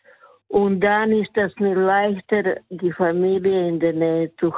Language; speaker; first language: German; non-native, learner; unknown